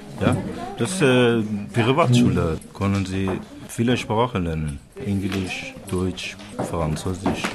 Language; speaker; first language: German; non-native, learner; Persian